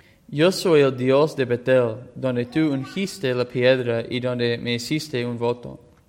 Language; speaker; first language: Spanish; non-native, fluent; English